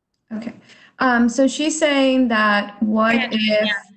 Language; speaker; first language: English; early bilingual, other home language; Spanish